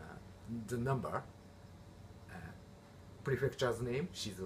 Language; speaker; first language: English; non-native, learner; Japanese